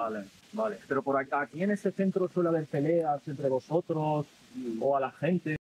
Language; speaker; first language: Spanish; native; Spanish